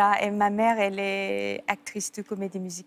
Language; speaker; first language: French; non-native, fluent; Korean